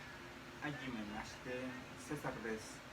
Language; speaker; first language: Japanese; non-native, learner; Spanish